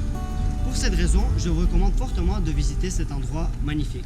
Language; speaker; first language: French; native; French